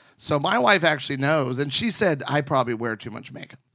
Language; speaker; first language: English; native; English